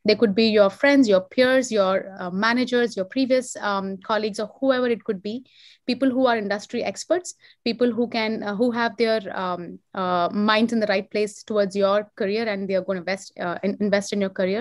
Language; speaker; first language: English; non-native, local second language; Telugu